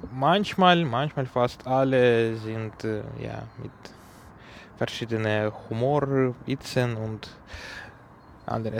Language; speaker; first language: German; non-native, learner; Ukrainian